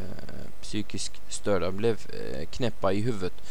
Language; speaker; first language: Swedish; non-native, fluent; Arabic